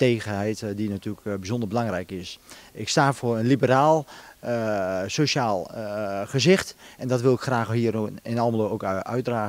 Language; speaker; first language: Dutch; native; Dutch